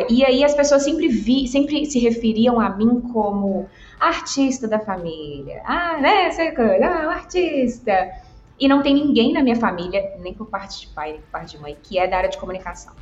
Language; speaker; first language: Portuguese; native; Portuguese